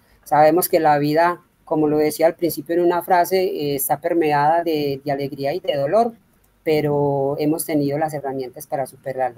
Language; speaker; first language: Spanish; native; Spanish